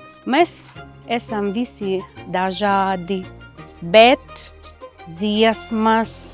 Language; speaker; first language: Latvian; non-native, local second language; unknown